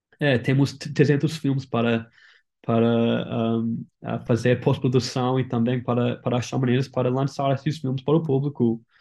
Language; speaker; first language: Portuguese; non-native, learner; English